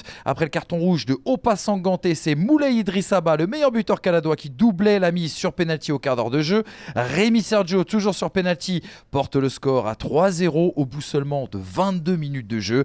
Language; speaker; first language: French; native; French